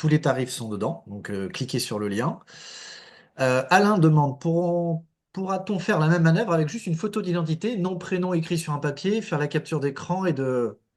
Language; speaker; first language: French; native; French